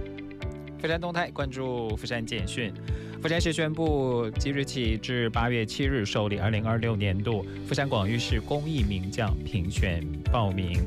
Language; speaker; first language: Chinese; native; Chinese